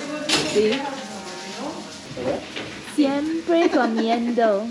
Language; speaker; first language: Spanish; non-native, learner; English